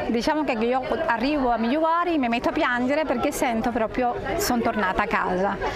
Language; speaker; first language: Italian; non-native, fluent; Spanish